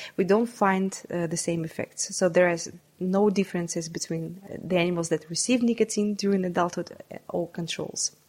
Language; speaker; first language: English; non-native, fluent; Russian